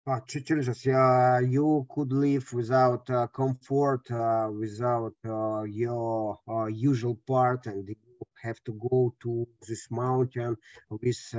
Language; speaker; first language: English; non-native, learner; Russian